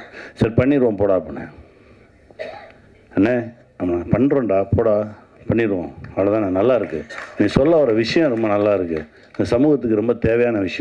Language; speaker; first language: Tamil; native; Tamil